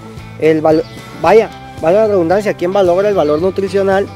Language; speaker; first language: Spanish; native; Spanish